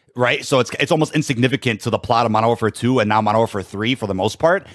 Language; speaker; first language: English; native; English